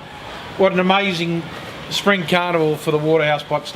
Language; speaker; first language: English; native; English